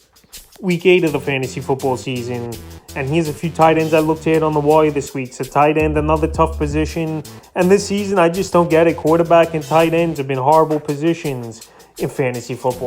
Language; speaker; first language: English; native; English